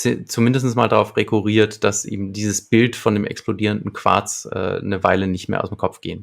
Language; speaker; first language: German; native; German